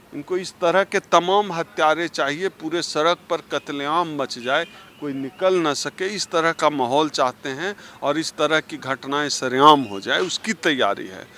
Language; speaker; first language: Hindi; native; Hindi